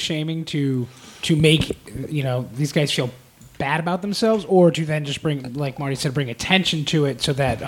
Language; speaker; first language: English; native; English